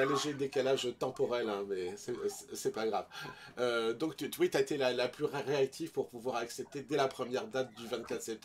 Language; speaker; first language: French; native; French